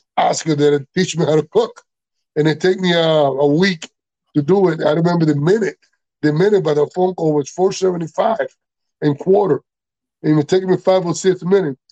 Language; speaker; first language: English; non-native, learner; Spanish